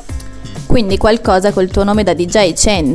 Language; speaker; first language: Italian; native; Italian